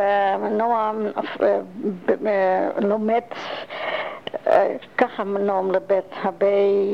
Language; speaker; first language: Hebrew; non-native, learner; Dutch